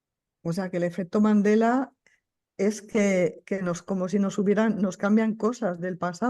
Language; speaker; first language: Spanish; native; Spanish